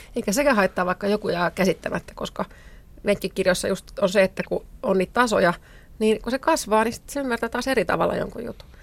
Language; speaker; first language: Finnish; native; Finnish